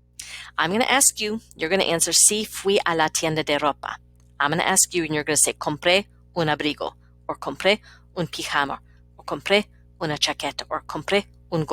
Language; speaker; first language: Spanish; non-native, fluent; English